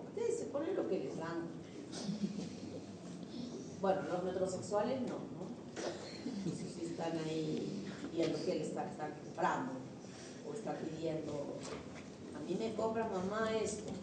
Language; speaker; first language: Spanish; native; Spanish